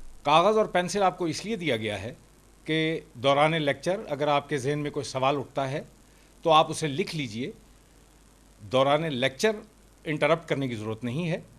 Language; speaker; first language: Urdu; native; Urdu